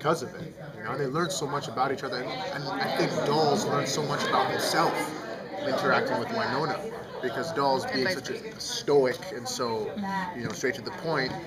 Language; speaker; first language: English; native; English